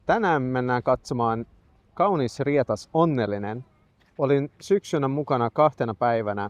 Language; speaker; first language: Finnish; non-native, fluent; Swedish